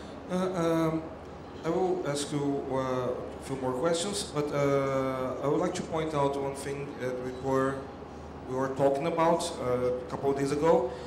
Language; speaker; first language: English; non-native, fluent; Portuguese